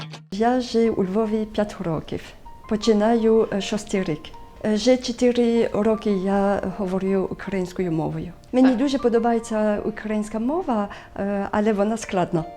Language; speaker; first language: Ukrainian; non-native, learner; French